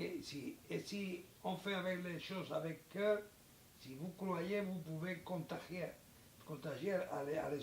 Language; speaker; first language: French; non-native, learner; Spanish